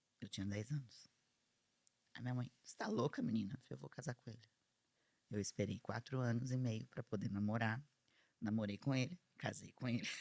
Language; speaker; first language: Portuguese; native; Portuguese